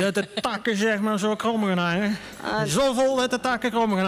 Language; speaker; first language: Dutch; native; Dutch